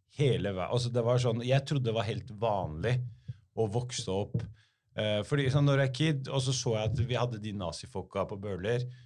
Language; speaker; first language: Norwegian; early bilingual, other home language; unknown